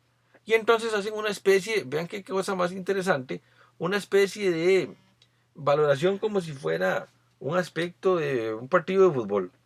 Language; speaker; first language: Spanish; native; Spanish